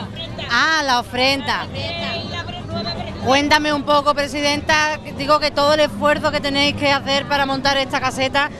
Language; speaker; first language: Spanish; native; Spanish